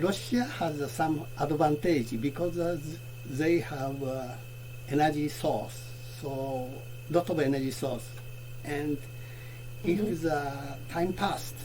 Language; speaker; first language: English; non-native, learner; Japanese